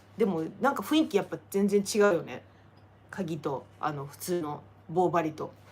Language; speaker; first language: Japanese; native; Japanese